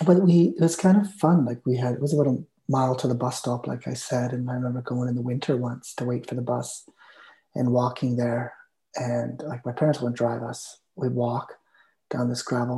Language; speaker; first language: English; native; English